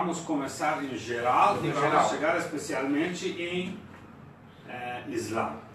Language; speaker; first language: Portuguese; non-native, fluent; Persian